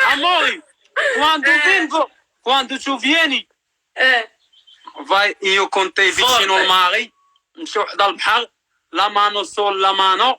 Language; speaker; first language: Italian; non-native, learner; Arabic